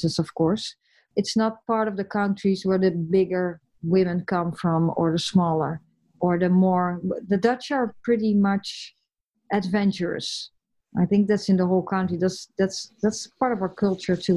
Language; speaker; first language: English; non-native, fluent; Dutch